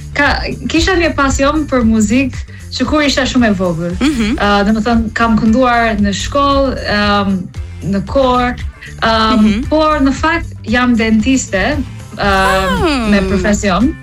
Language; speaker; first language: Albanian; non-native, learner; English